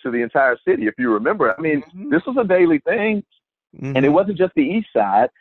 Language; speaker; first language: English; native; English